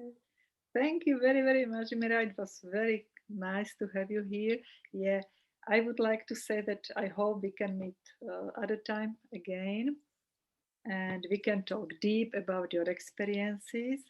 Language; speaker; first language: English; non-native, fluent; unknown